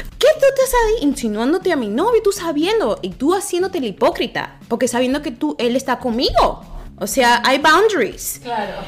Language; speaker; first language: Spanish; native; Spanish